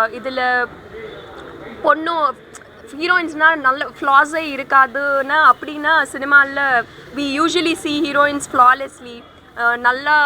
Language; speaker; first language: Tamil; non-native, learner; Telugu